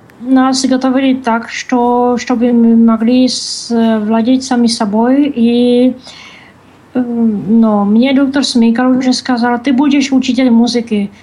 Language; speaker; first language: Russian; non-native, learner; Czech